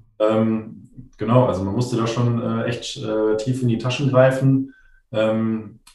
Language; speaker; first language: German; native; German